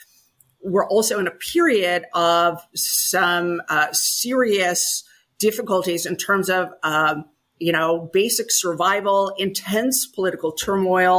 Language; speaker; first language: English; native; English